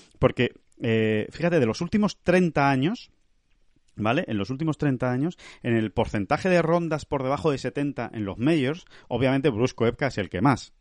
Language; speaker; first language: Spanish; native; Spanish